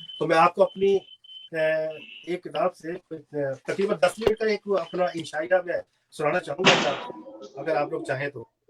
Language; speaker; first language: Urdu; native; Urdu